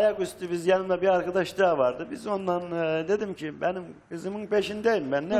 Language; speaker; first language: Turkish; native; Turkish